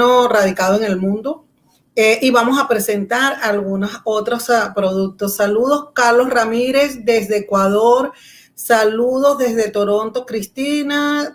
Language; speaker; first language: Spanish; native; Spanish